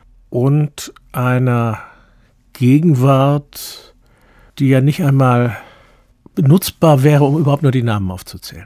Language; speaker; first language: German; native; German